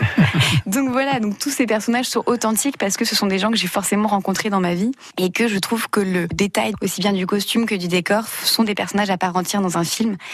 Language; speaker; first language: French; native; French